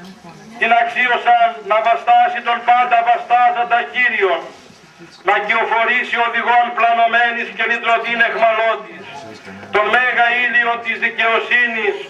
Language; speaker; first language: Greek; native; Greek